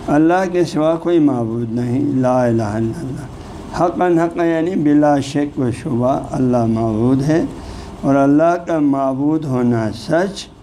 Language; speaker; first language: Urdu; non-native, local second language; Balti